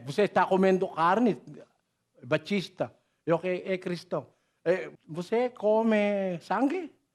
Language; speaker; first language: Portuguese; non-native, learner; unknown